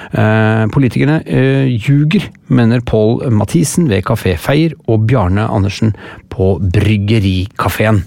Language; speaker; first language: Norwegian; native; Norwegian